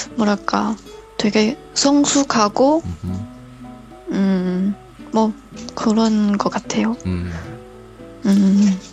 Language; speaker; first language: Korean; early bilingual, heritage; Korean